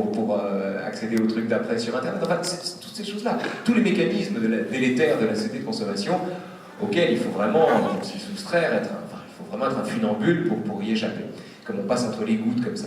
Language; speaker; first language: French; native; French